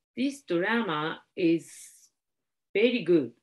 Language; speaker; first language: English; non-native, learner; Japanese